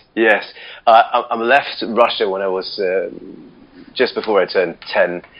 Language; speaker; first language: English; non-native, fluent; Russian